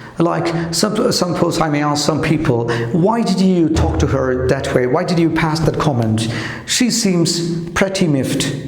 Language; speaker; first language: English; non-native, local second language; Malayalam